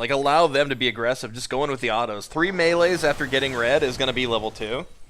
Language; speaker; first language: English; native; English